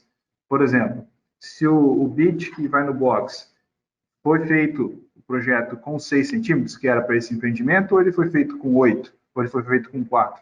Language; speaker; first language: Portuguese; native; Portuguese